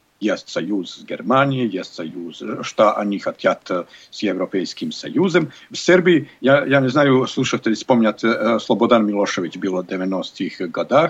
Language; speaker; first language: Russian; non-native, learner; Bosnian